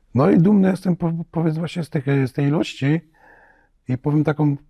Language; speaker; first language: Polish; native; Polish